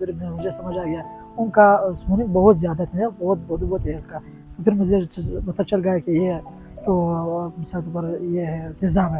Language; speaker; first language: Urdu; non-native, local second language; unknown